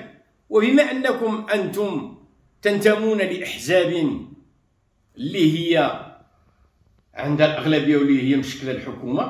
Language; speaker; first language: Arabic; native; Arabic